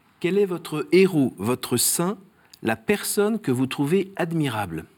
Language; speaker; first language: French; native; French